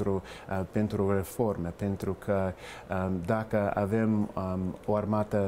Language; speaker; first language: Romanian; non-native, fluent; English